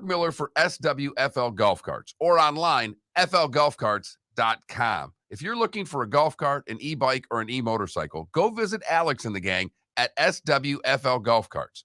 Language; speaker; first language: English; native; English